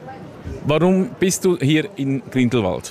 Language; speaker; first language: German; native; German